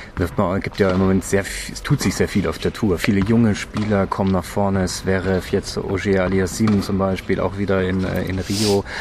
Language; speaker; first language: German; native; German